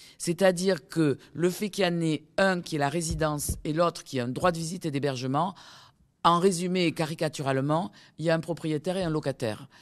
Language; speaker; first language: French; native; French